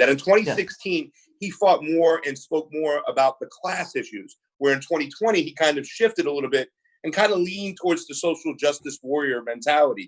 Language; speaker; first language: English; native; English